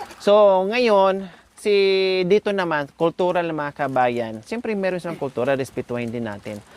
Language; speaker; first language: Filipino; non-native, local second language; Cebuano